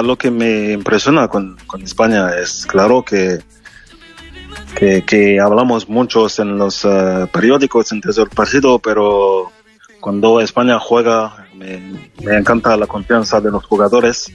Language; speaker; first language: Spanish; non-native, learner; French